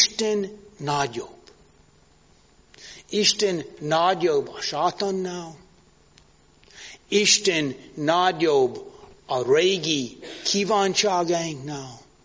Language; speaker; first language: Hungarian; non-native, learner; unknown